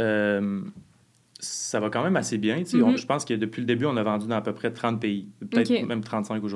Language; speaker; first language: French; native; French